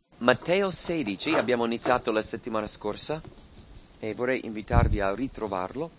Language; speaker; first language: Italian; non-native, fluent; English